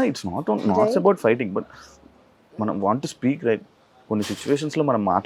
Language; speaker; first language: Telugu; native; Telugu